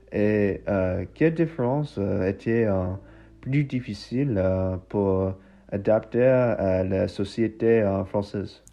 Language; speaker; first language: French; non-native, learner; English